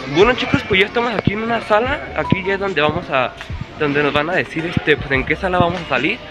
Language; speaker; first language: Spanish; early bilingual, heritage; Spanish